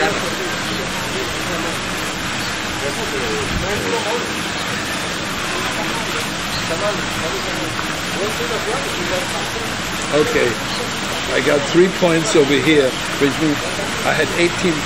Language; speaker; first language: English; non-native, fluent; German